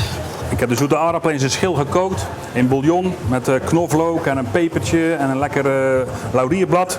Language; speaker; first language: Dutch; native; Dutch